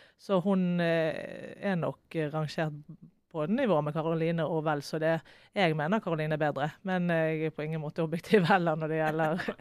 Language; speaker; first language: Norwegian; native; Norwegian